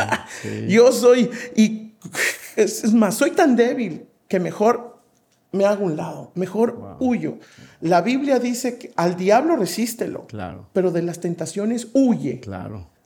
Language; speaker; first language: Spanish; native; Spanish